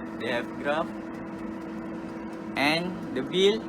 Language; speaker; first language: English; non-native, local second language; Malay